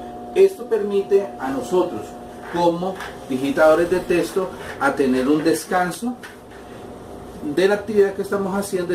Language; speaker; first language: Spanish; native; Spanish